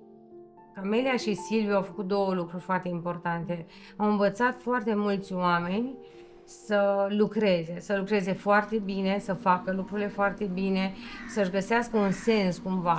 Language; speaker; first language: Romanian; native; Romanian